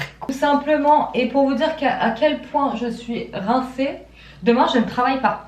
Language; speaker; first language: French; native; French